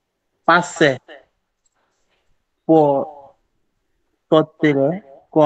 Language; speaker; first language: Italian; non-native, learner; Bangla